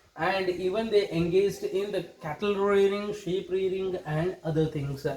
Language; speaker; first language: English; non-native, local second language; Kannada